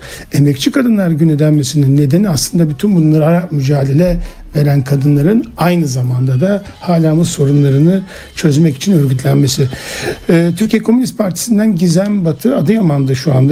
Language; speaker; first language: Turkish; native; Turkish